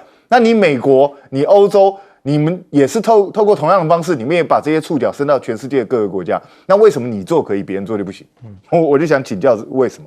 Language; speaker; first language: Chinese; native; Chinese